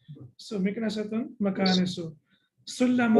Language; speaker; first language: Arabic; non-native, fluent; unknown